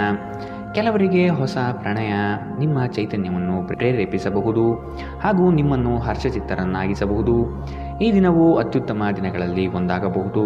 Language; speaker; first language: Kannada; native; Kannada